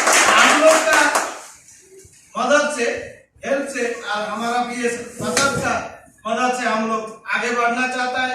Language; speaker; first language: Hindi; non-native, fluent; Bangla